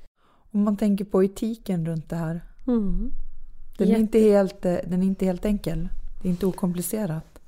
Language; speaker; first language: Swedish; native; Swedish